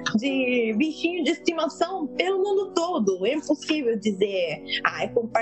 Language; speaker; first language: Portuguese; non-native, fluent; Italian